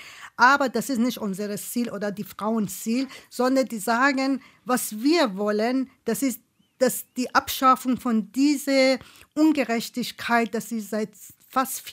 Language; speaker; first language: German; non-native, fluent; Persian